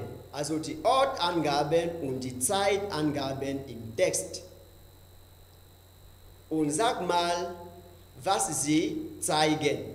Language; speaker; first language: German; non-native, fluent; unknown